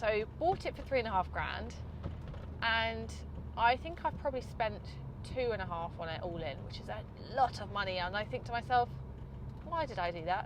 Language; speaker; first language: English; native; English